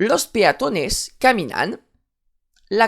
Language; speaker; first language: Spanish; non-native, fluent; French